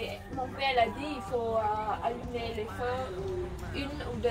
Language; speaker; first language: French; non-native, learner; Khmer